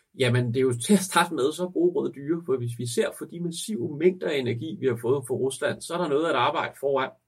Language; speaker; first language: Danish; native; Danish